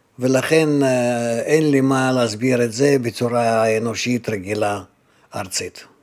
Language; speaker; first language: Hebrew; non-native, fluent; Russian